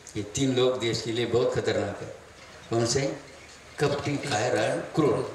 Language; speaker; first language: Hindi; non-native, local second language; Marathi